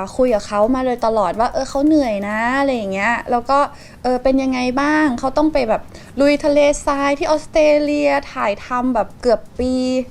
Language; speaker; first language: Thai; native; Thai